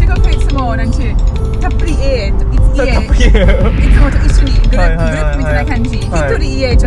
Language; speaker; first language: Japanese; non-native, learner; English